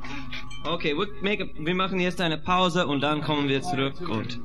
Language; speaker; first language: German; non-native, fluent; English